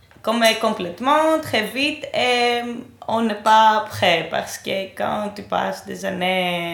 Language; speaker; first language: French; non-native, fluent; Greek